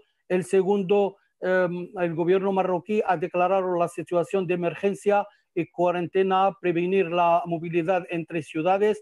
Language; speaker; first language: Spanish; non-native, fluent; Arabic